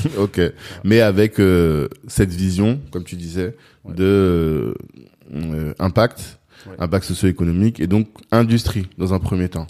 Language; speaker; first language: French; non-native, local second language; Sango